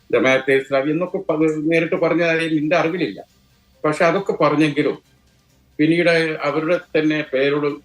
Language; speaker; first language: Malayalam; native; Malayalam